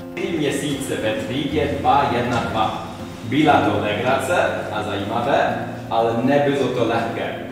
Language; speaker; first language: Czech; non-native, learner; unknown